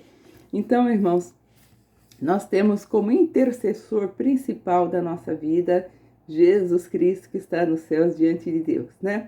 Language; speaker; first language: Portuguese; native; Portuguese